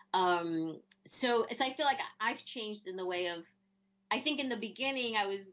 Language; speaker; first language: English; early bilingual, other home language; Spanish